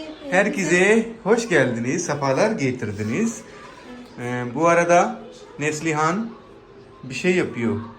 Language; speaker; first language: Turkish; non-native, learner; Urdu